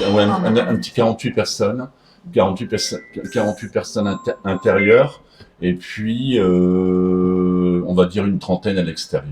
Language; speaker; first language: French; native; French